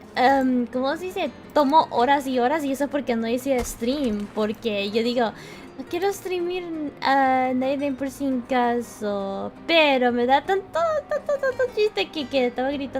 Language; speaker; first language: Spanish; early bilingual, heritage; Spanish